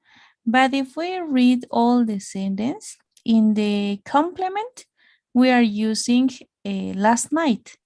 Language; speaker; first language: English; non-native, fluent; Spanish